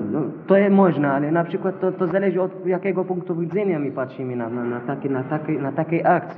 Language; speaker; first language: Polish; non-native, learner; Arabic